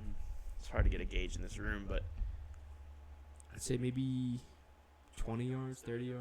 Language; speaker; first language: English; native; English